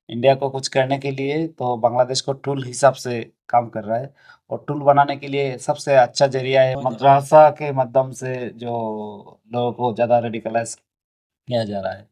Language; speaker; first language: Hindi; non-native, local second language; Bangla